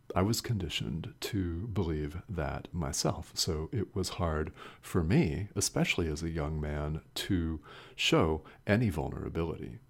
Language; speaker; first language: English; native; English